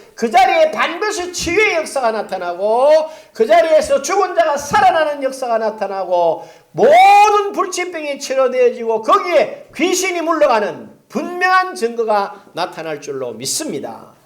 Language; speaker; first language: Korean; native; Korean